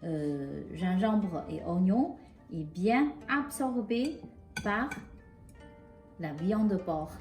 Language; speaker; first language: French; non-native, local second language; Chinese